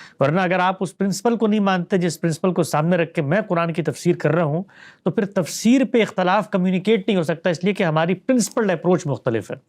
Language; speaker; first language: Urdu; native; Urdu